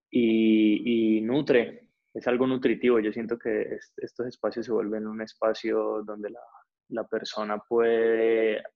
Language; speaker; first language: Spanish; native; Spanish